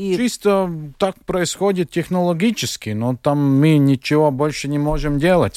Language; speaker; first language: Russian; non-native, local second language; Latvian